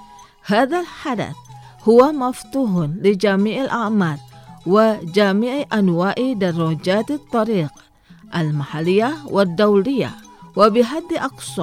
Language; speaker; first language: Arabic; non-native, fluent; Indonesian